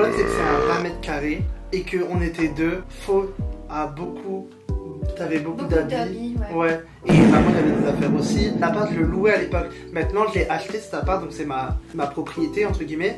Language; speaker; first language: French; native; French